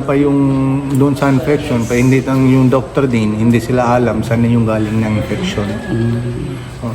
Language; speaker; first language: Filipino; non-native, learner; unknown